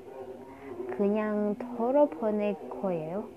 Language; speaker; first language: Korean; non-native, learner; Indonesian